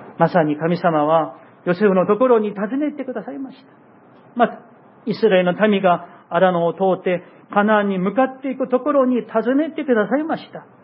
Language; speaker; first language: Japanese; non-native, fluent; Korean